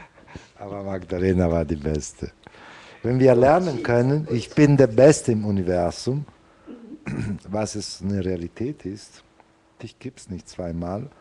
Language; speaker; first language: German; non-native, fluent; Italian